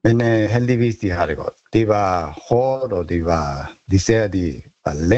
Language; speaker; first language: Danish; non-native, fluent; Spanish